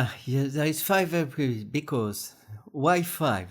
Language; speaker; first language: English; non-native, learner; French